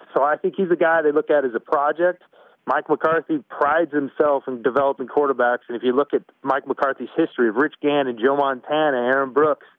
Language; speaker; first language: English; native; English